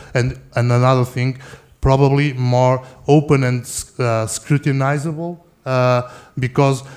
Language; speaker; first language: English; non-native, fluent; Portuguese